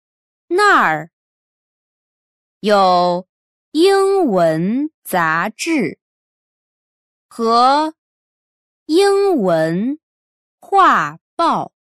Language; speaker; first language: Chinese; non-native, learner; Russian